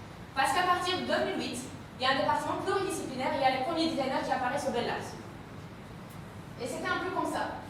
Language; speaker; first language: French; non-native, fluent; Romanian